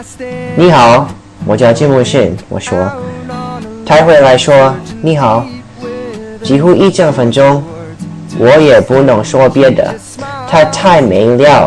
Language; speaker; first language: Chinese; non-native, learner; English